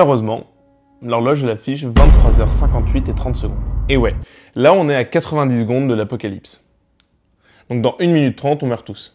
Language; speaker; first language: French; native; French